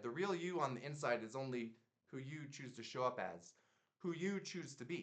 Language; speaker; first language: English; native; English